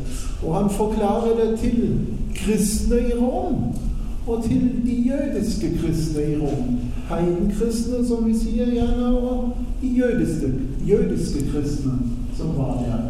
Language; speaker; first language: Norwegian; non-native, fluent; German